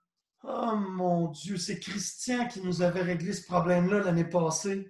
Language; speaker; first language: French; native; French